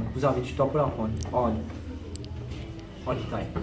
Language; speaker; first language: French; non-native, local second language; Morisyen